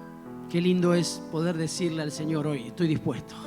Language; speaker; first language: Spanish; native; Spanish